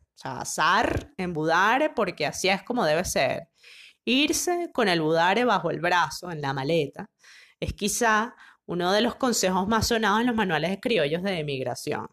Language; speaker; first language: Spanish; native; Spanish